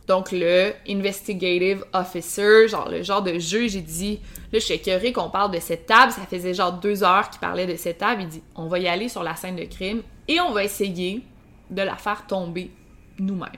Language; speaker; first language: French; native; French